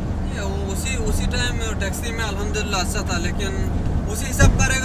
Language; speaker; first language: Hindi; non-native, fluent; Bangla